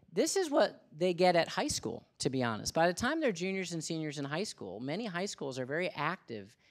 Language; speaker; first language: English; native; English